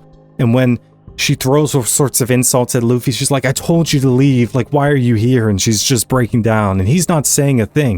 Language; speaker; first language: English; native; English